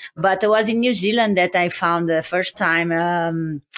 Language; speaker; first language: English; non-native, learner; Portuguese